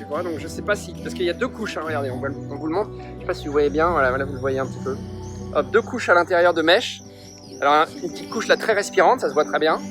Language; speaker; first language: French; native; French